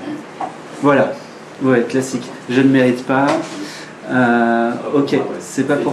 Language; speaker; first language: French; native; French